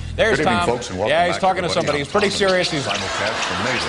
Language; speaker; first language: English; native; English